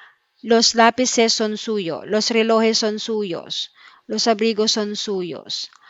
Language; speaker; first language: Spanish; non-native, fluent; Filipino